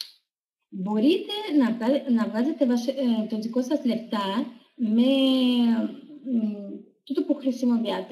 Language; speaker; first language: Greek; non-native, learner; Russian